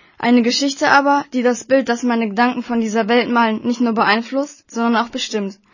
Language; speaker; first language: German; early bilingual, other home language; Russian